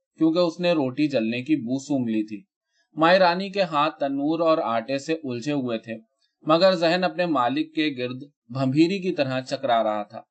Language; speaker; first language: Urdu; native; Urdu